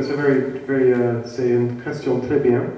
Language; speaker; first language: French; non-native, learner; English